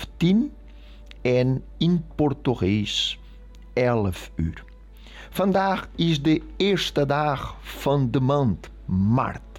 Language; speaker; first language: Dutch; non-native, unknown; Portuguese